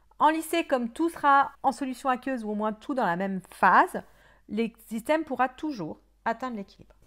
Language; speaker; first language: French; native; French